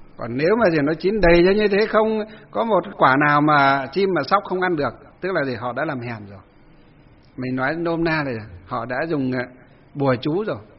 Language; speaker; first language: Vietnamese; native; Vietnamese